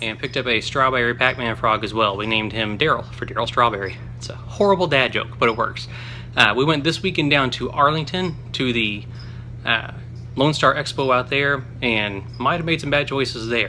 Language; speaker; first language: English; native; English